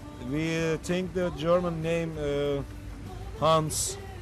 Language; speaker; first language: English; non-native, learner; Turkish